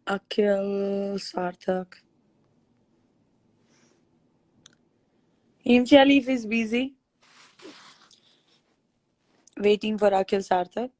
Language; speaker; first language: Telugu; non-native, local second language; Gujarati